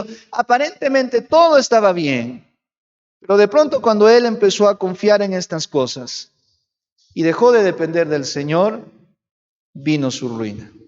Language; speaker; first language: Spanish; native; Spanish